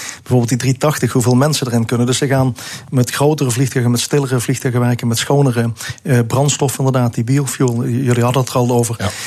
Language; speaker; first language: Dutch; native; Dutch